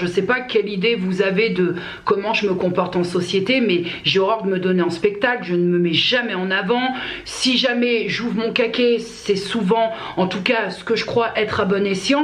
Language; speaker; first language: French; native; French